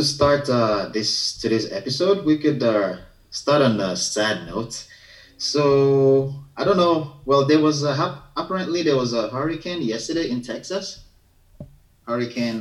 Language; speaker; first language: English; non-native, local second language; Yoruba